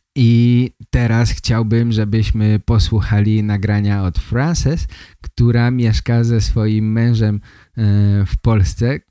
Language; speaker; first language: Polish; native; Polish